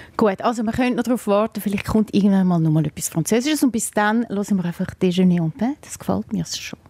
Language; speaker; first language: German; native; German